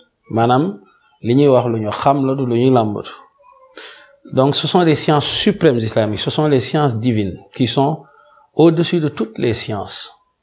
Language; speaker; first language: French; non-native, local second language; Wolof